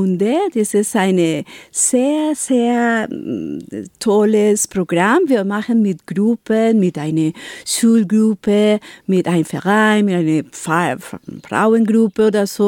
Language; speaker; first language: German; non-native, learner; Spanish